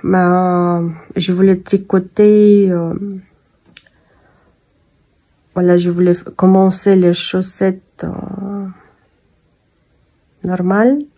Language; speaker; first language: French; non-native, fluent; Russian